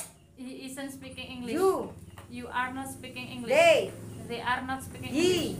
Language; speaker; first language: English; non-native, learner; Indonesian